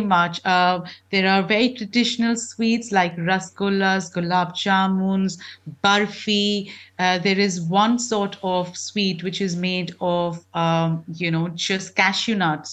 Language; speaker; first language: English; non-native, local second language; Punjabi